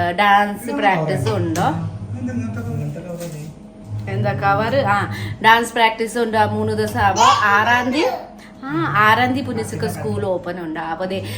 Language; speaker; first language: Malayalam; non-native, learner; Nepali